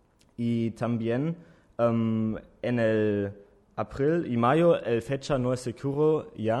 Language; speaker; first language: Spanish; non-native, learner; German